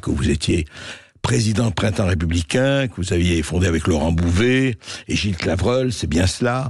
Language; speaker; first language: French; native; French